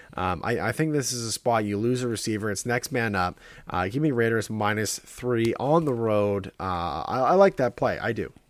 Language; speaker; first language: English; native; English